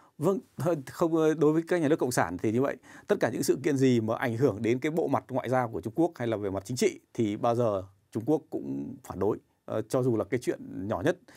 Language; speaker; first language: Vietnamese; native; Vietnamese